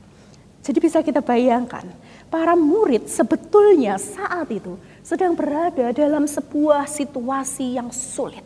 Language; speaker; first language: Indonesian; native; Indonesian